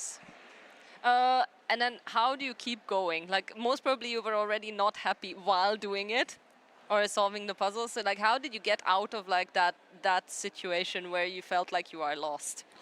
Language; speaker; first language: English; non-native, fluent; Hungarian